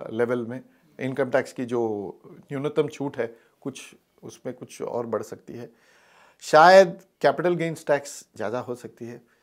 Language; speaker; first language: Hindi; non-native, local second language; Tamil